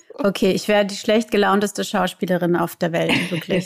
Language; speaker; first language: German; native; German